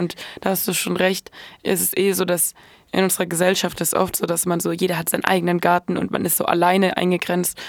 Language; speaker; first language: German; native; German